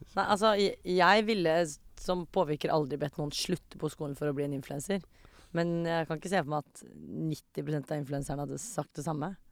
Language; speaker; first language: Norwegian; early bilingual, other home language; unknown